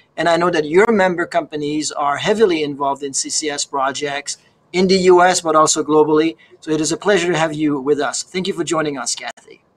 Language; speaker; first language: English; native; English